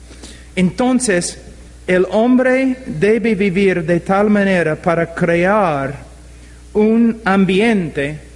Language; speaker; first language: Spanish; non-native, fluent; English